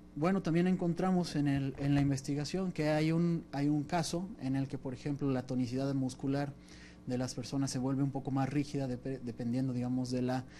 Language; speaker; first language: Spanish; native; Spanish